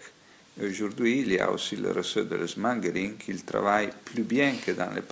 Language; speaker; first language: French; non-native, fluent; Italian